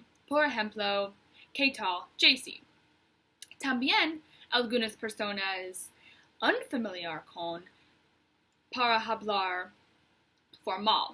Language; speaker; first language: Spanish; non-native, learner; English